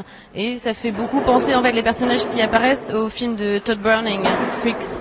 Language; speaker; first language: French; native; French